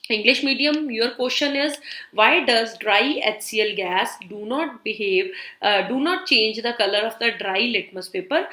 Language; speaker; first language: English; non-native, local second language; Punjabi